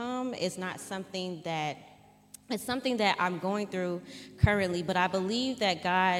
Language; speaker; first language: English; native; English